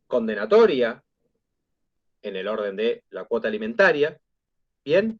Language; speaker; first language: Spanish; native; Spanish